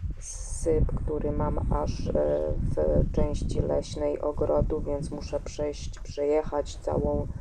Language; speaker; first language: Polish; native; Polish